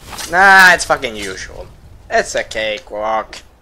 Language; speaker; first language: English; non-native, fluent; Swedish